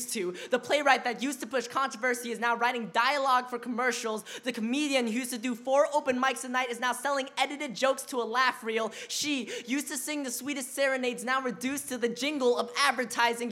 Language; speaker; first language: English; early bilingual, other home language; Vietnamese